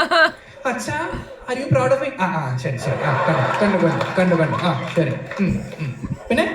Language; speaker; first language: Malayalam; non-native, learner; English